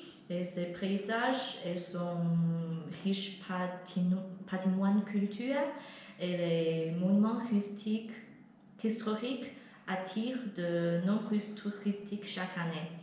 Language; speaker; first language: French; non-native, learner; Chinese